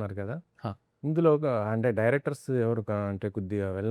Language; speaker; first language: Telugu; native; Telugu